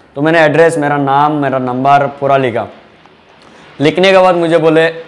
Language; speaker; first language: Hindi; non-native, local second language; Bangla